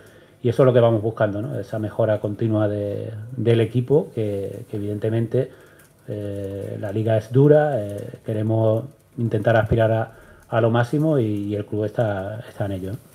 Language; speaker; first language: Spanish; native; Spanish